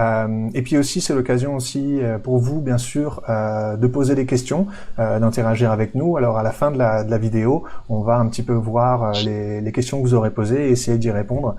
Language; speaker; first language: French; native; French